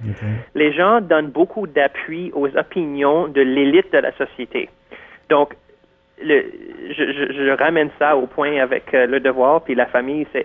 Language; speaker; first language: French; non-native, local second language; English